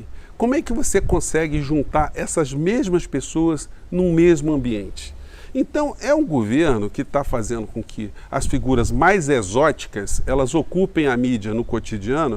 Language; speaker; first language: Portuguese; native; Portuguese